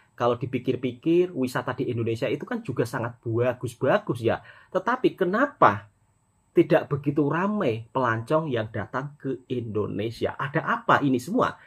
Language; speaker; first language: Indonesian; native; Indonesian